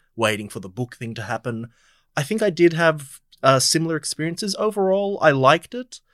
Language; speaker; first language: English; non-native, fluent; Polish